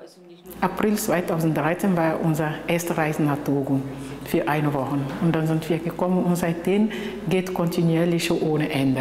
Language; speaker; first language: German; non-native, fluent; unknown